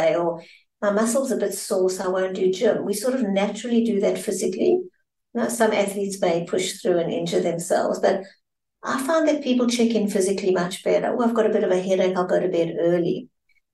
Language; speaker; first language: English; native; English